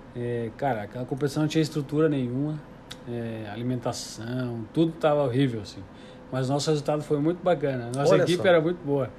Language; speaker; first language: Portuguese; native; Portuguese